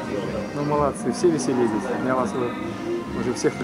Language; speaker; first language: Russian; native; Russian